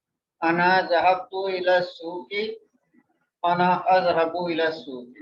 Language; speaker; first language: Arabic; non-native, learner; Urdu